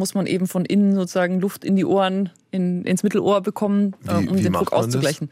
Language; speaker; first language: German; native; German